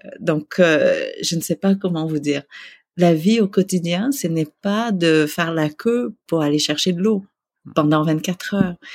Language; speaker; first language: French; early bilingual, other home language; Vietnamese